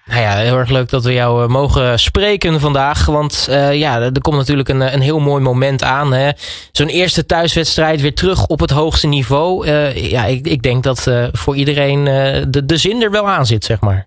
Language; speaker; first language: Dutch; native; Dutch